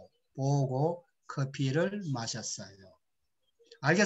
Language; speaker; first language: Korean; native; Korean